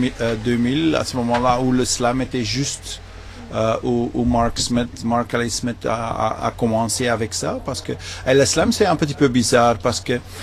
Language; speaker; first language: French; non-native, local second language; Dutch